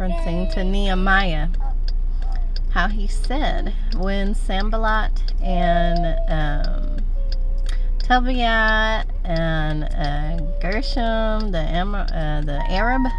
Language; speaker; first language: English; native; English